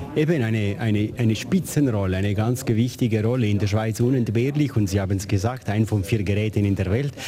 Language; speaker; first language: German; native; German